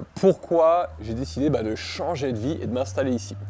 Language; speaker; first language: French; native; French